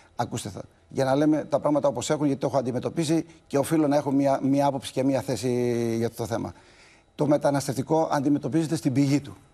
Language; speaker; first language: Greek; native; Greek